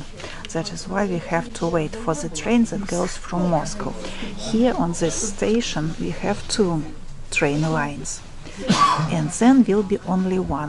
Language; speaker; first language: English; non-native, fluent; Russian